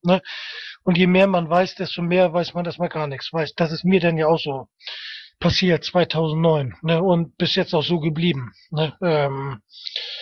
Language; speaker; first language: German; native; German